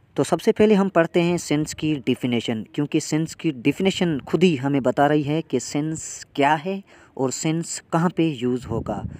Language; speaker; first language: Urdu; non-native, local second language; Sindhi